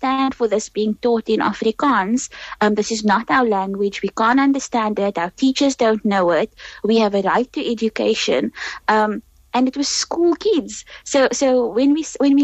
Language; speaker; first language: English; native; English